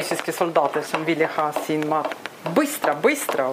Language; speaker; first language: Norwegian; non-native, fluent; Russian